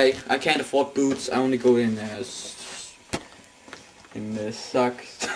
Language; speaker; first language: English; non-native, learner; Danish